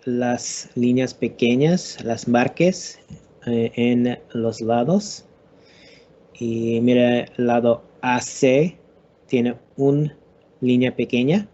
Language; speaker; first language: Spanish; non-native, learner; English